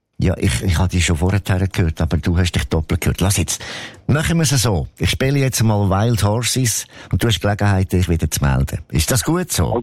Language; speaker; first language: German; native; German